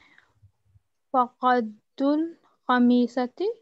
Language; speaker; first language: Arabic; non-native, learner; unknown